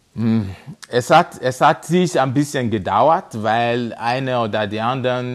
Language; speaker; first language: German; non-native, fluent; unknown